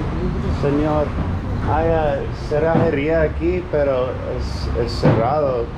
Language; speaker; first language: Spanish; non-native, learner; English